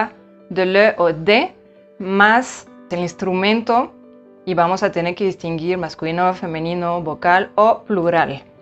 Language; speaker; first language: Spanish; non-native, fluent; French